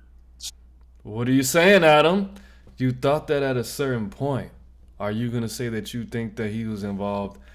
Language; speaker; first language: English; native; English